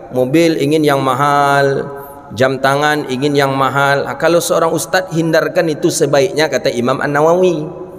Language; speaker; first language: Malay; non-native, local second language; Minangkabau